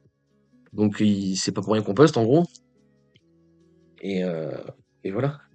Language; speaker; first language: French; native; French